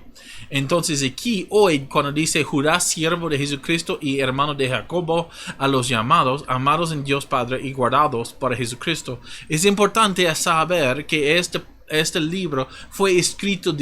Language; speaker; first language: Spanish; non-native, fluent; English